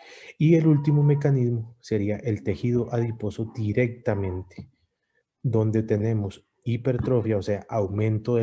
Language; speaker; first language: Spanish; native; Spanish